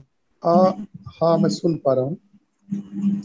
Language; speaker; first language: Hindi; native; Hindi